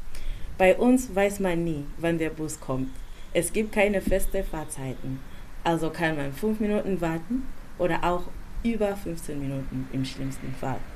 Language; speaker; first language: German; non-native, fluent; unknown